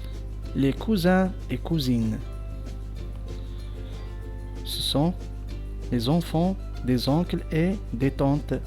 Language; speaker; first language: French; non-native, local second language; Arabic